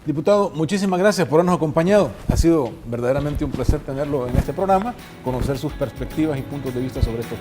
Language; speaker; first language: Spanish; native; Spanish